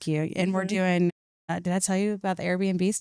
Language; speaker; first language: English; native; English